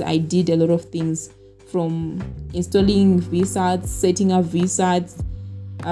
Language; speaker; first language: English; non-native, local second language; Shona